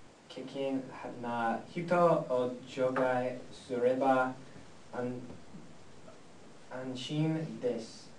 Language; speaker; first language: Japanese; non-native, learner; English